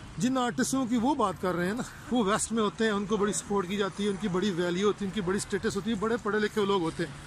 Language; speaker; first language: Urdu; non-native, fluent; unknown